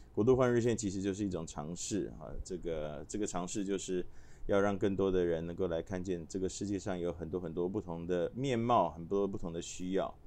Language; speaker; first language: Chinese; native; Chinese